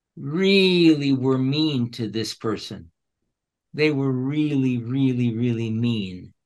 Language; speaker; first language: English; early bilingual, other home language; Spanish